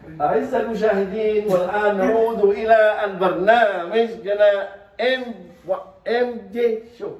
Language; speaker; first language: Arabic; non-native, fluent; Indonesian